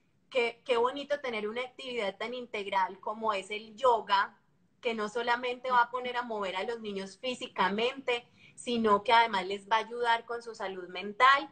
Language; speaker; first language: Spanish; native; Spanish